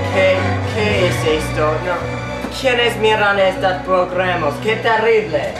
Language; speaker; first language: Spanish; non-native, learner; English